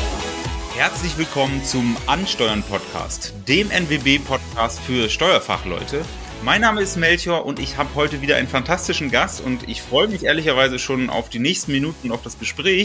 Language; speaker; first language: German; native; German